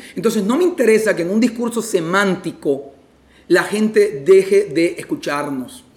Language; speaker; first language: Spanish; native; Spanish